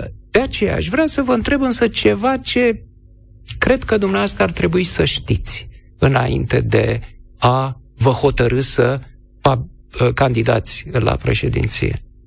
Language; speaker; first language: Romanian; native; Romanian